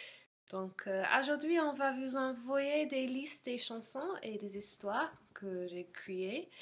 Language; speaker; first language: French; non-native, fluent; English